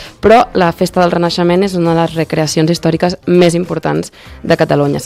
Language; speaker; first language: Catalan; native; Catalan